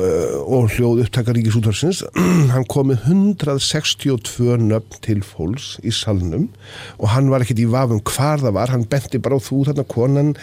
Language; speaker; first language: Icelandic; native; Icelandic